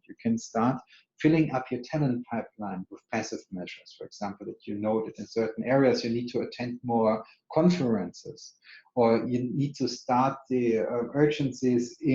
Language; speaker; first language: English; non-native, fluent; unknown